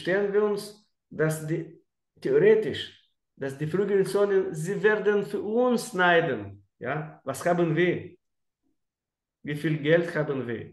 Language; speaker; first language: German; non-native, learner; Russian